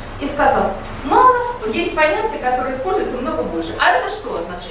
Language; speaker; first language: Russian; native; Russian